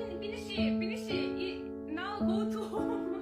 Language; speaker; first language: English; non-native, learner; Korean